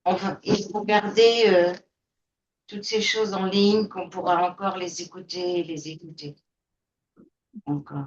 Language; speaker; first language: French; non-native, fluent; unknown